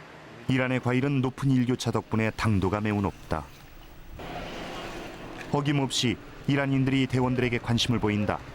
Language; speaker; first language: Korean; native; Korean